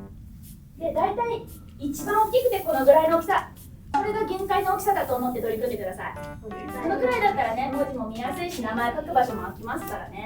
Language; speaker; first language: Japanese; native; Japanese